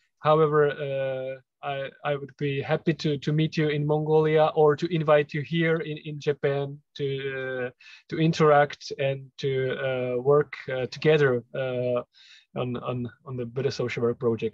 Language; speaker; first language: English; non-native, fluent; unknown